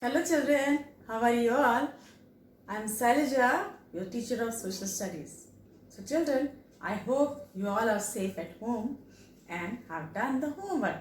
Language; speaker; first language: English; non-native, local second language; Telugu